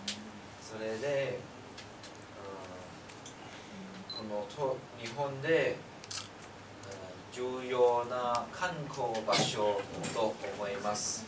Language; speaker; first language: Japanese; non-native, learner; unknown